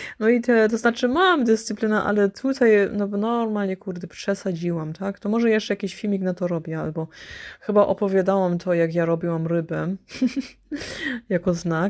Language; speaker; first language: Polish; early bilingual, heritage; Polish